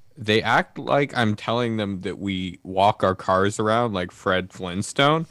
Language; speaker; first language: English; native; English